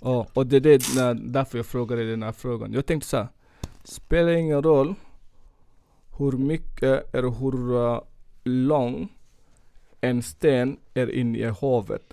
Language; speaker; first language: Swedish; non-native, fluent; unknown